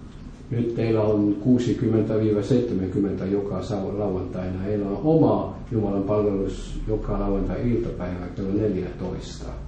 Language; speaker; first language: Finnish; non-native, fluent; French